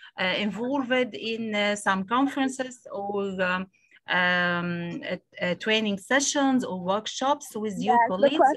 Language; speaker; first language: English; non-native, local second language; Arabic